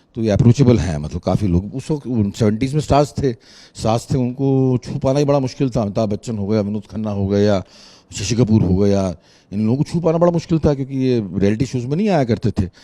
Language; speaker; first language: Hindi; native; Hindi